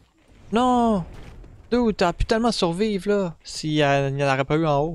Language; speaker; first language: French; native; French